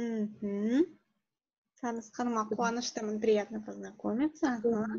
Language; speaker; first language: Russian; native; Russian